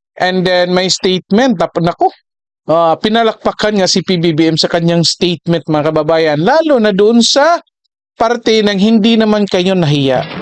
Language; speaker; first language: Filipino; native; Filipino